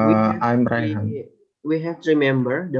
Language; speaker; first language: English; non-native, learner; Indonesian